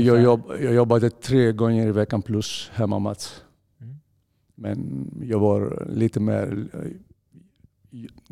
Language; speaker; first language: Swedish; non-native, fluent; Greek